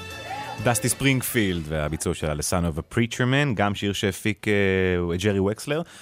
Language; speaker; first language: Hebrew; native; Hebrew